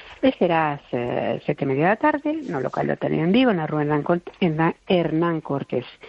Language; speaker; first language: Galician; non-native, local second language; Spanish